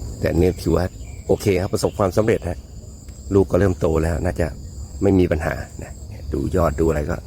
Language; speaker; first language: Thai; native; Thai